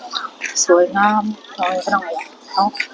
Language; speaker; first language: Thai; non-native, local second language; Northeastern Thai